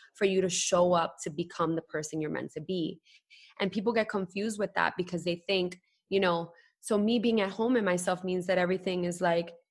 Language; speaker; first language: English; native; English